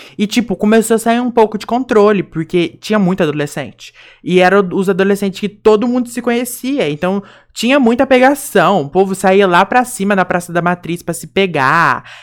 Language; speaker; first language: Portuguese; native; Portuguese